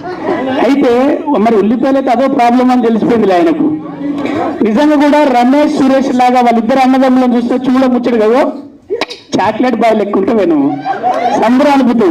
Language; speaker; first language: Telugu; native; Telugu